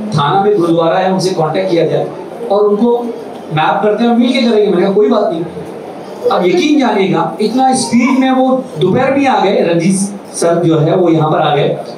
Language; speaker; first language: Hindi; native; Hindi